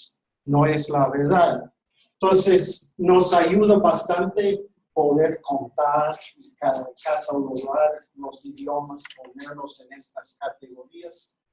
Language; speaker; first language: Spanish; non-native, fluent; English